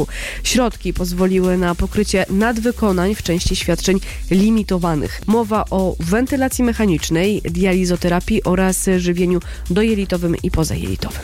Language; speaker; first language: Polish; native; Polish